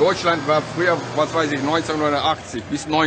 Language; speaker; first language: German; non-native, learner; Turkish